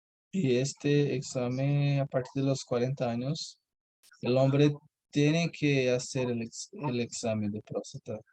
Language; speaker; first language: Spanish; non-native, learner; Portuguese